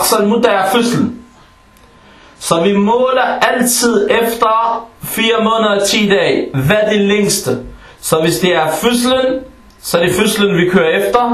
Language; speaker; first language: Danish; non-native, fluent; Arabic